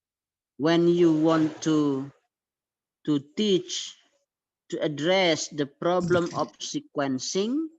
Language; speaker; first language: English; non-native, fluent; Indonesian